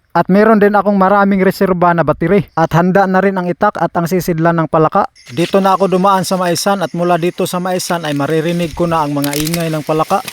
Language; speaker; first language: Filipino; non-native, local second language; Cebuano